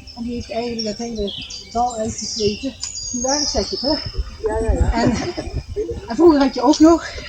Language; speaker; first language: Dutch; native; Dutch